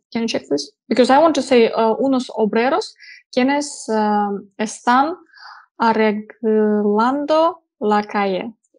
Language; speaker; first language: Spanish; non-native, learner; Russian